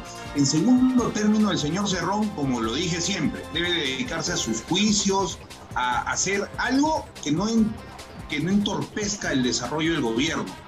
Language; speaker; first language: Spanish; native; Spanish